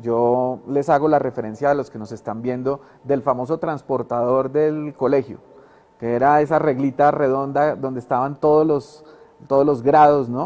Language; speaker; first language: Spanish; native; Spanish